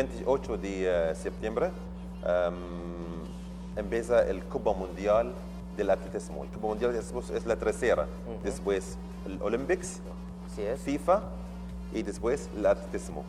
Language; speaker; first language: Spanish; non-native, learner; Arabic